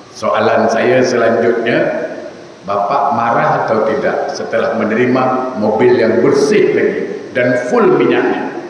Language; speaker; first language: Malay; native; Malay